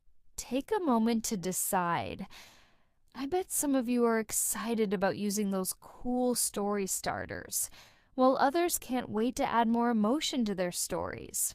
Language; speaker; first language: English; non-native, fluent; Spanish